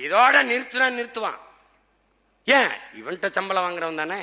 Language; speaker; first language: Tamil; native; Tamil